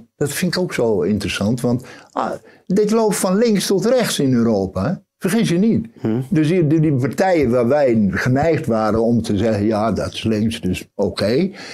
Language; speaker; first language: Dutch; native; Dutch